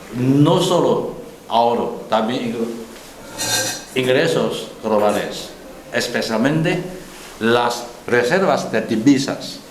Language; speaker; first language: Spanish; non-native, learner; Chinese